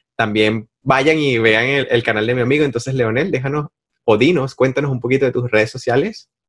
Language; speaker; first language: Spanish; native; Spanish